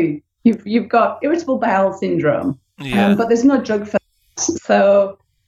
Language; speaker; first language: English; native; English